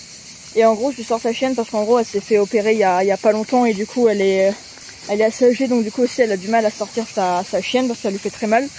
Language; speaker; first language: French; native; French